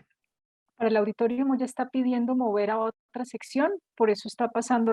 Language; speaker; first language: Spanish; native; Spanish